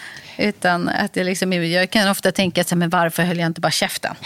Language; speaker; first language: Swedish; native; Swedish